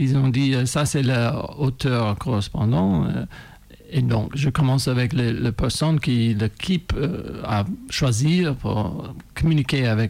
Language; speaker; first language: French; non-native, fluent; English